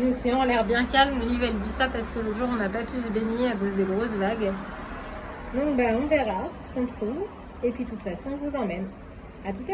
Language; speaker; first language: French; native; French